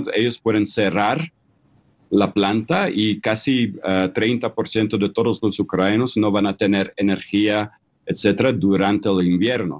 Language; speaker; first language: Spanish; non-native, fluent; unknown